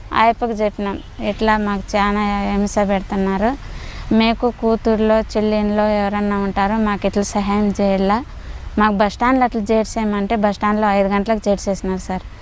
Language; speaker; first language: Telugu; native; Telugu